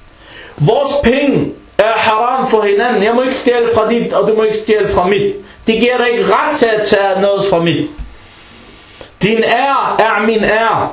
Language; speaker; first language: Danish; early bilingual, other home language; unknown